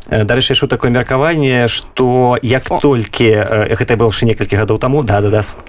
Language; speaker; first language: Belarusian; non-native, local second language; Russian